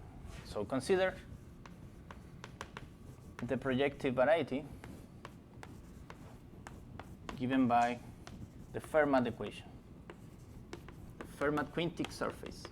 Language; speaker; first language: English; non-native, fluent; Spanish